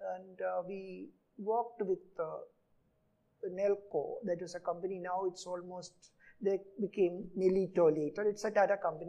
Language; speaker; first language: English; non-native, local second language; Malayalam